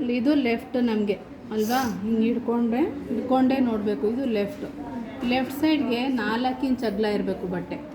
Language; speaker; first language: Kannada; non-native, local second language; Urdu